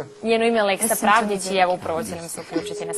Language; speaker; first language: Serbian; native; Serbian